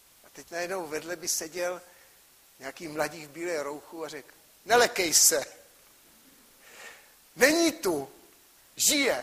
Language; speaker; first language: Czech; native; Czech